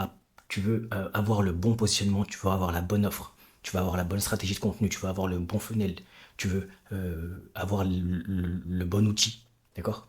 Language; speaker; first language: French; native; French